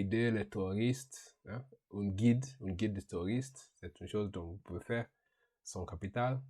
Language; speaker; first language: French; non-native, learner; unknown